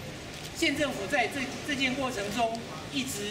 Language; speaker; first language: Chinese; native; Chinese